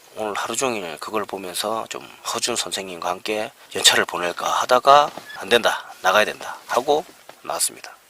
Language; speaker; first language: Korean; native; Korean